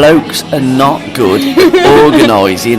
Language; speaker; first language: English; native; English